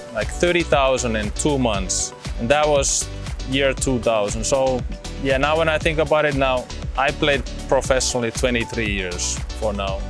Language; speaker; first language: English; non-native, fluent; Finnish